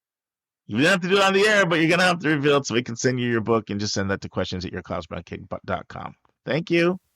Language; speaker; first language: English; native; English